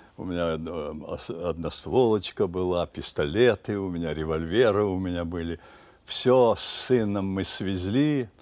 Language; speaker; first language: Russian; native; Russian